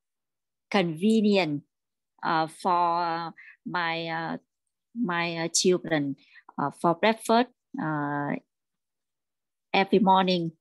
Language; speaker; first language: English; non-native, learner; Vietnamese